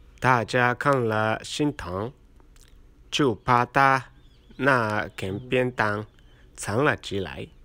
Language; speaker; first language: Chinese; non-native, learner; Japanese